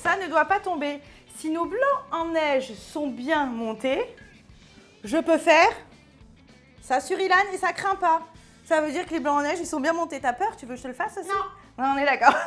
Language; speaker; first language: French; native; French